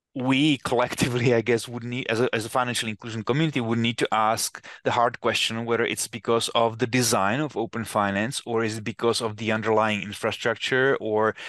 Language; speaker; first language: English; non-native, fluent; Czech